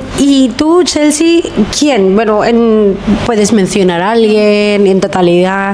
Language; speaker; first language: Spanish; non-native, fluent; Filipino